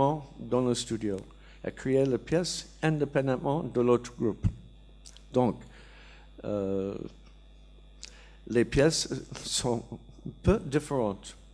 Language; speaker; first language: French; non-native, learner; English